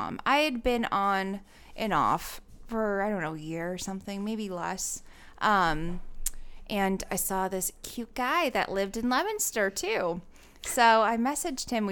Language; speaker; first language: English; native; English